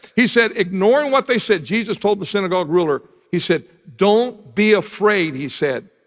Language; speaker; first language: English; native; English